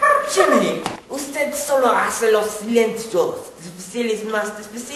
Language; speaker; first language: Spanish; non-native, learner; English